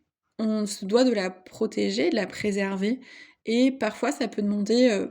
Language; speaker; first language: French; native; French